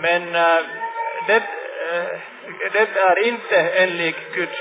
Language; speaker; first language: Swedish; non-native, fluent; Finnish